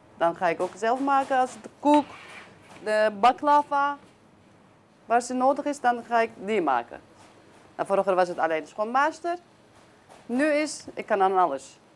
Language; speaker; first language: Dutch; non-native, learner; Turkish